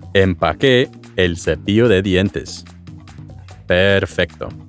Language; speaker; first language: Spanish; non-native, learner; English